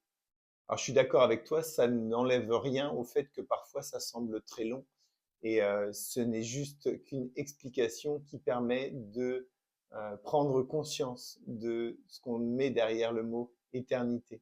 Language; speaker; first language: French; native; French